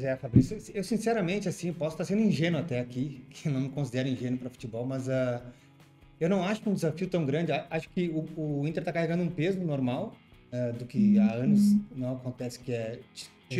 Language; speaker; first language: Portuguese; native; Portuguese